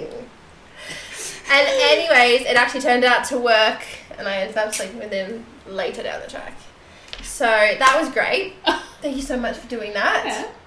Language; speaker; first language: English; native; English